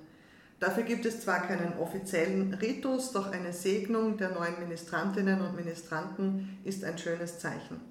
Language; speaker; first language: German; native; German